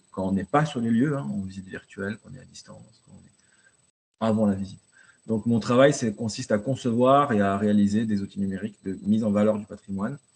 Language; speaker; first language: French; native; French